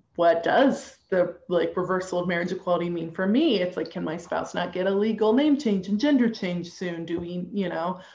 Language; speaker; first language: English; native; English